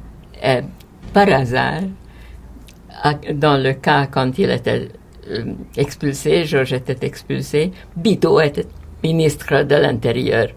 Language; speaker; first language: French; non-native, fluent; Hungarian